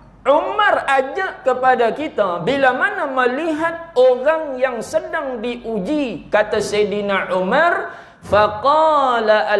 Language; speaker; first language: Malay; native; Malay